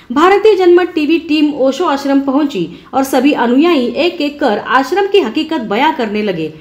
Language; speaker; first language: Hindi; non-native, local second language; Marathi